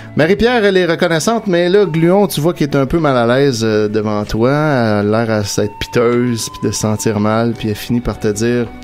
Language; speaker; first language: French; native; French